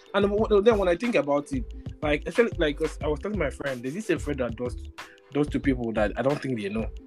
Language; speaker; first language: English; non-native, local second language; Igbo